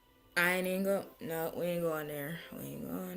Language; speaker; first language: English; native; English